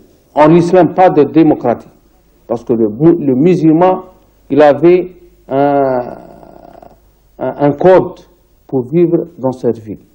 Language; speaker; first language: French; non-native, learner; Arabic